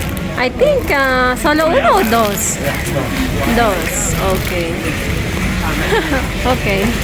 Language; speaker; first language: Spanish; non-native, learner; Filipino